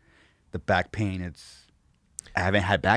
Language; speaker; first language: English; native; English